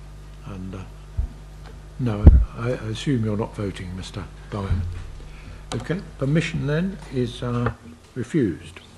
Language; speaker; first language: English; native; English